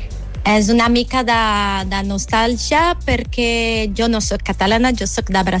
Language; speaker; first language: Catalan; non-native, learner; Portuguese